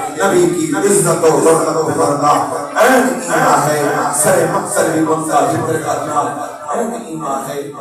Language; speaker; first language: Urdu; non-native, local second language; Sindhi